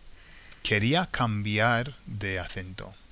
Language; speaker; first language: Spanish; non-native, fluent; English